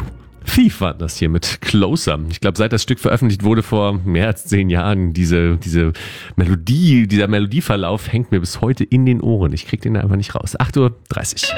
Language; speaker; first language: German; native; German